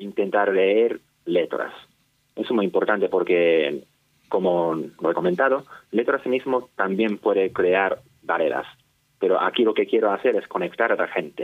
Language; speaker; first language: Spanish; non-native, fluent; Japanese